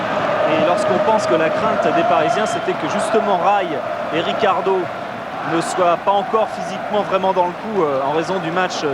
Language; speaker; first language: French; native; French